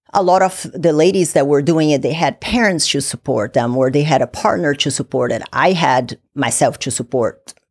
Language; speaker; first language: English; non-native, fluent; Portuguese